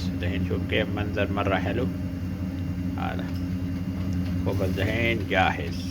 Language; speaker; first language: Arabic; non-native, learner; Urdu